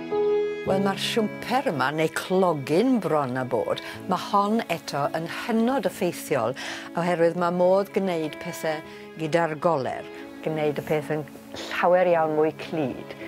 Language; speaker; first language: Welsh; native; Welsh